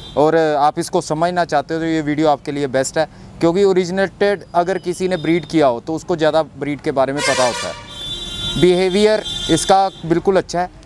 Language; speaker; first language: Hindi; native; Hindi